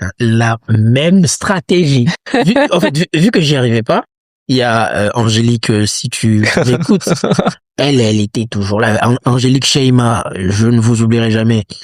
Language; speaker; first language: French; non-native, local second language; Lingala